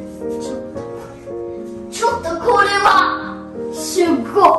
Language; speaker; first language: Japanese; early bilingual, heritage; Japanese